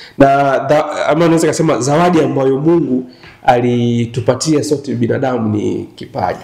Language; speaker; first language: Swahili; native; Swahili